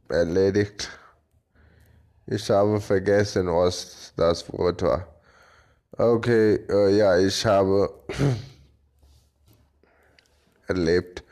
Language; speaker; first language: German; non-native, learner; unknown